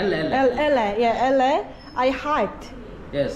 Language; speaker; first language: English; non-native, learner; Korean